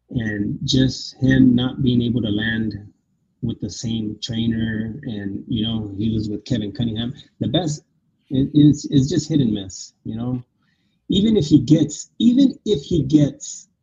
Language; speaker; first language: English; native; English